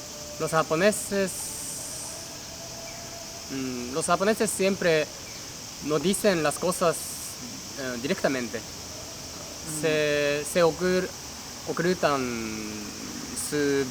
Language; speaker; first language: Spanish; non-native, learner; Japanese